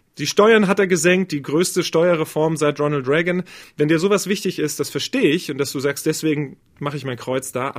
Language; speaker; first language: German; native; German